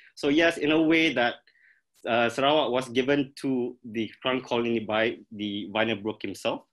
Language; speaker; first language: English; non-native, local second language; Malay